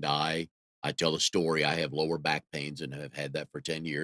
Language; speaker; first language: English; native; English